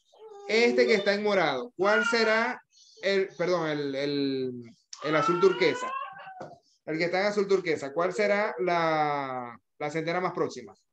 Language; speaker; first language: Spanish; native; Spanish